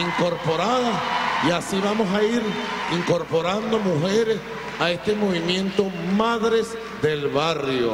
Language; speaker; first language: Spanish; native; Spanish